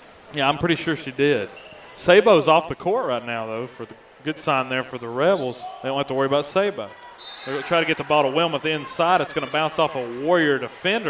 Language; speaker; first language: English; native; English